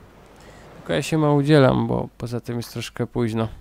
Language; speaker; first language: Polish; native; Polish